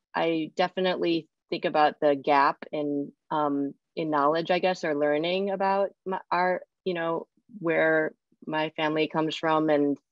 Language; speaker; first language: English; native; English